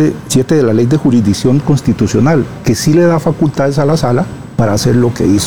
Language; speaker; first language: Spanish; native; Spanish